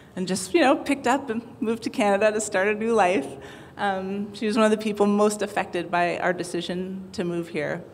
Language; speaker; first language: English; native; English